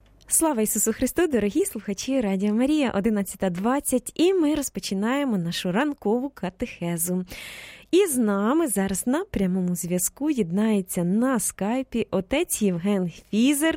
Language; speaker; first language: Ukrainian; native; Ukrainian